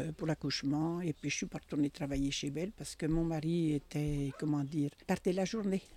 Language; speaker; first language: French; native; French